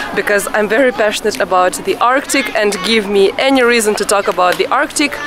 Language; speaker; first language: English; non-native, fluent; Russian